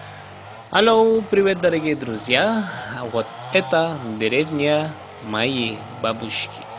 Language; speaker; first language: Russian; non-native, fluent; Javanese